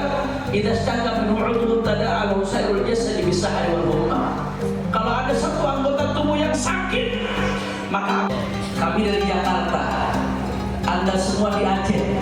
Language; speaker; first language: Indonesian; native; Indonesian